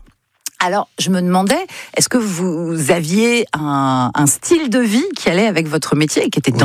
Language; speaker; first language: French; native; French